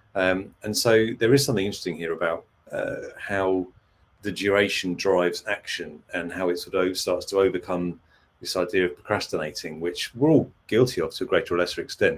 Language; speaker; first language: English; native; English